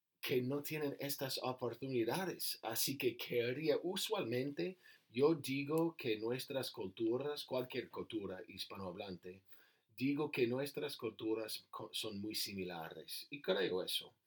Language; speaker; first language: Spanish; non-native, learner; English